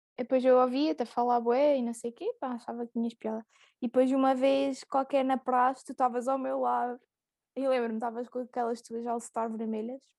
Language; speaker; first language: Portuguese; native; Portuguese